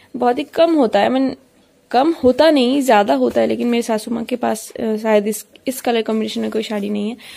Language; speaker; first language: Hindi; non-native, local second language; Bangla